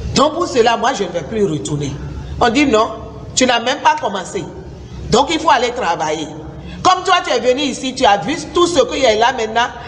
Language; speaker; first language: French; non-native, local second language; Susu